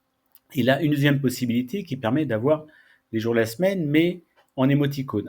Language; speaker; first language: French; native; French